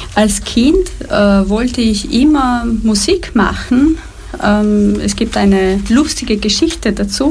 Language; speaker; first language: German; non-native, fluent; Romanian